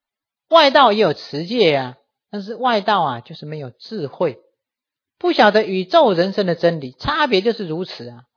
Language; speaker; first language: Chinese; native; Chinese